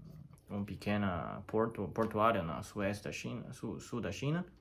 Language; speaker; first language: Portuguese; non-native, learner; Chinese